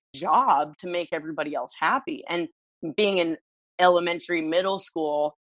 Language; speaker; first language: English; native; English